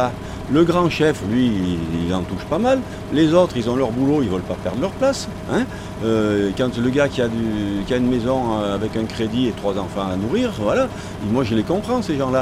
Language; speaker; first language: French; native; French